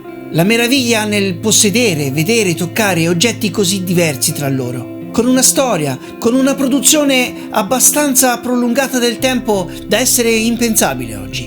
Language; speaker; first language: Italian; native; Italian